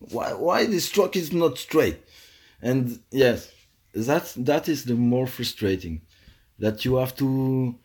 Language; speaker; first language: English; non-native, fluent; French